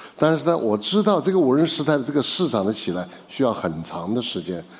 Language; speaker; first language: Chinese; native; Chinese